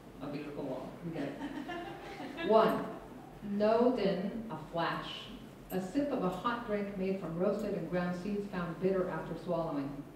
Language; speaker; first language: English; non-native, fluent; Spanish